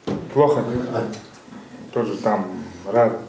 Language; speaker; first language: Russian; non-native, learner; Kyrgyz